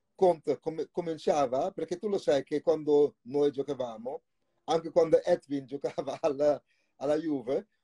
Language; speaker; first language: Italian; non-native, fluent; Dutch